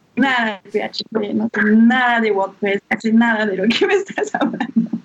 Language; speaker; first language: Spanish; non-native, fluent; French